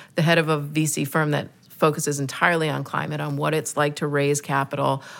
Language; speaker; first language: English; native; English